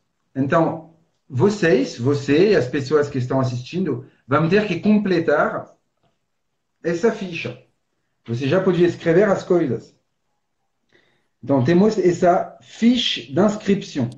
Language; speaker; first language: Portuguese; non-native, fluent; French